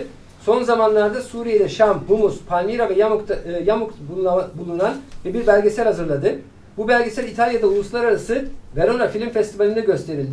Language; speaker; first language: Turkish; native; Turkish